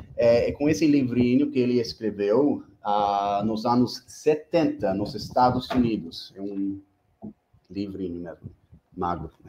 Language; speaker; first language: Portuguese; non-native, fluent; English